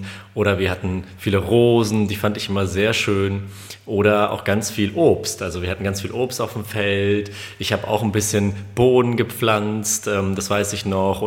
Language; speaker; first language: German; early bilingual, other home language; Armenian